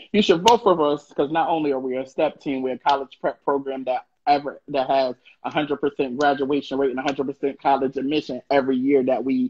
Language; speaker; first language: English; native; English